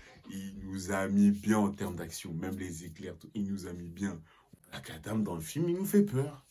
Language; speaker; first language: French; native; French